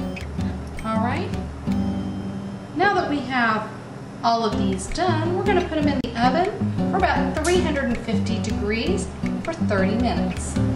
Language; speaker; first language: English; native; English